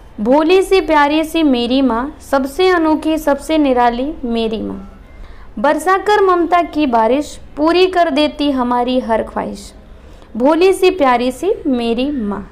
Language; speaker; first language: Hindi; non-native, local second language; Marathi